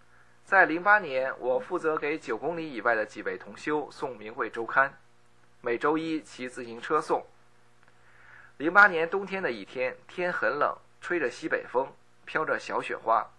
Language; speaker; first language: Chinese; native; Chinese